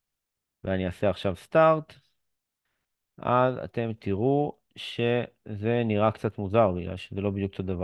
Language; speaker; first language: Hebrew; native; Hebrew